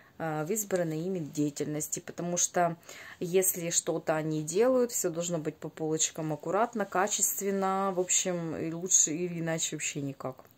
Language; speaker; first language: Russian; native; Russian